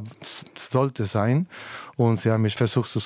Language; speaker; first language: German; non-native, fluent; Spanish